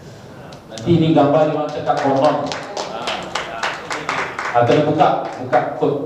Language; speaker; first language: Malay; non-native, local second language; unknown